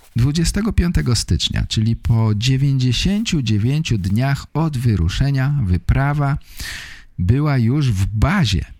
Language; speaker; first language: Polish; native; Polish